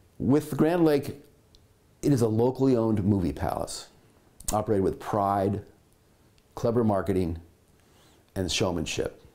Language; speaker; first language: English; native; English